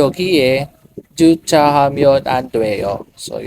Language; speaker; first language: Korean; non-native, learner; Filipino